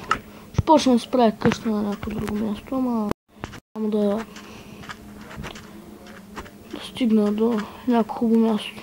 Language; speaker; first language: Bulgarian; native; Bulgarian